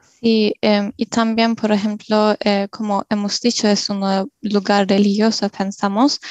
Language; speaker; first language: Spanish; non-native, learner; Turkish